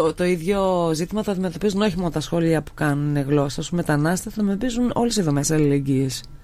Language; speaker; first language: Greek; native; Greek